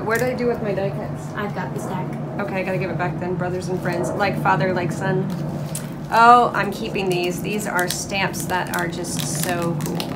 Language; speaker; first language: English; native; English